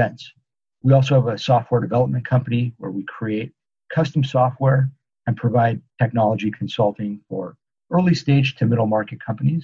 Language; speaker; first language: English; native; English